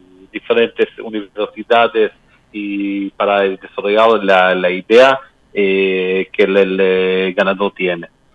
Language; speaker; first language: Spanish; non-native, learner; Hebrew